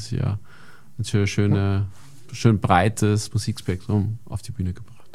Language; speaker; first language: German; native; German